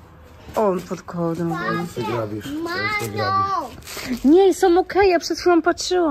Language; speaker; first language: Polish; native; Polish